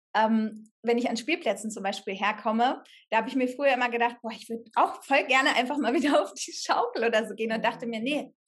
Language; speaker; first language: German; native; German